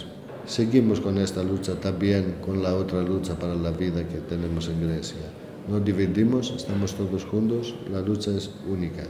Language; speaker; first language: Spanish; non-native, learner; Greek